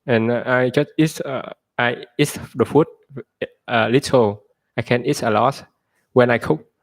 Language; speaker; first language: English; non-native, learner; Vietnamese